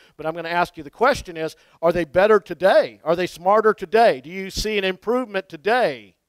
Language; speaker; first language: English; native; English